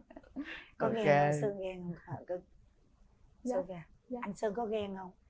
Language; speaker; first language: Vietnamese; native; Vietnamese